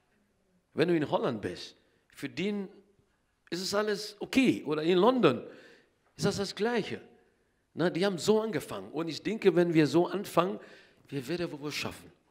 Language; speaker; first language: German; non-native, learner; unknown